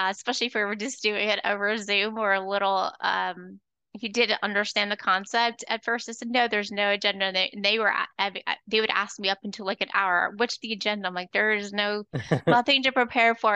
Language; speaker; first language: English; native; English